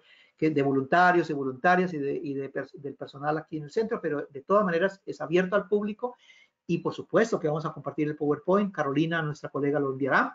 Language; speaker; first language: Spanish; native; Spanish